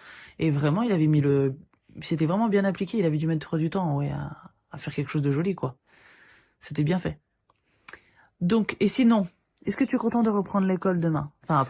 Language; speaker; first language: French; native; French